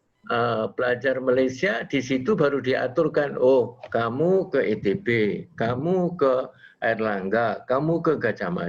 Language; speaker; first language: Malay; non-native, local second language; Javanese